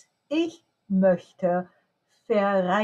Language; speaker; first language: German; non-native, fluent; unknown